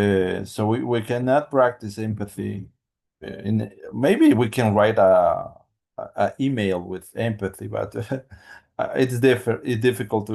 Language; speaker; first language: English; non-native, learner; Spanish